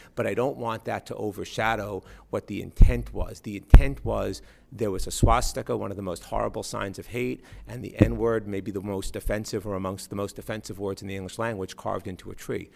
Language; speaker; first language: English; native; English